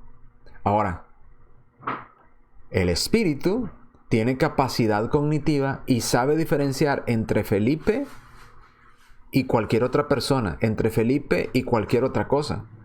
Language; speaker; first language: Spanish; native; Spanish